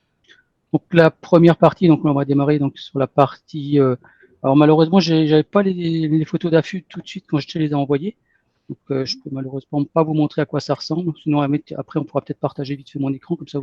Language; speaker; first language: French; native; French